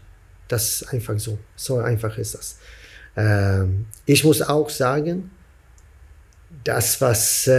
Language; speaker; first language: German; non-native, fluent; Swedish